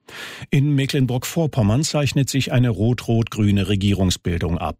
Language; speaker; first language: German; native; German